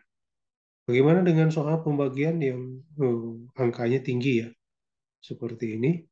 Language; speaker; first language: Indonesian; native; Indonesian